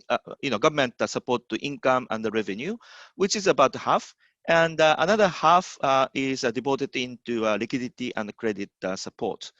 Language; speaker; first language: English; non-native, fluent; Japanese